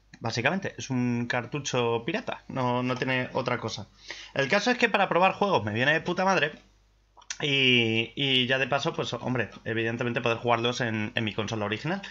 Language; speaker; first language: Spanish; native; Spanish